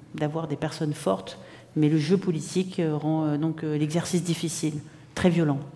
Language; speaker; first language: French; native; French